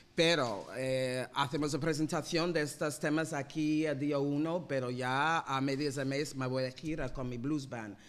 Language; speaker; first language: Spanish; non-native, fluent; English